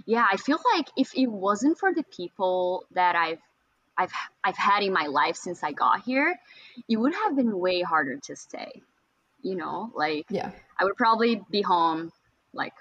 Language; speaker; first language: English; non-native, fluent; Portuguese